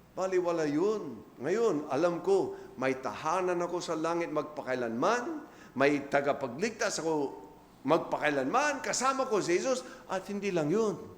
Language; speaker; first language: Filipino; non-native, fluent; English